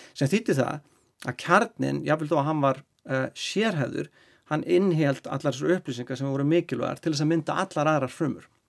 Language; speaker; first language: Icelandic; native; Icelandic